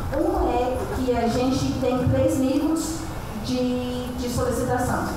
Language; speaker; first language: Portuguese; non-native, fluent; English